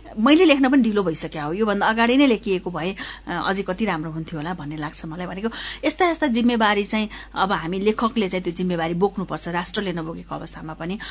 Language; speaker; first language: Nepali; native; Nepali